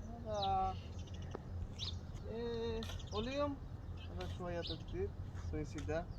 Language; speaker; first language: Arabic; non-native, learner; Bangla